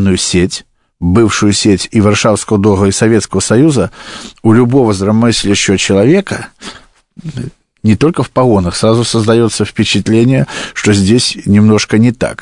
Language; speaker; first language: Russian; native; Russian